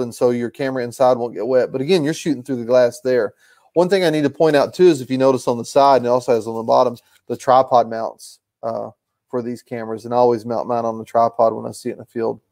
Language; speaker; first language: English; native; English